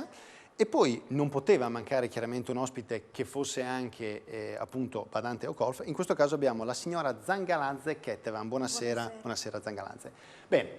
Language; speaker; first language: Italian; native; Italian